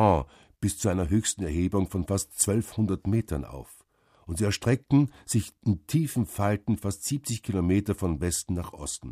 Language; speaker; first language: German; native; German